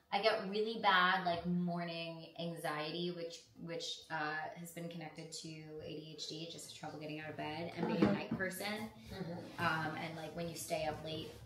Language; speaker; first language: English; native; English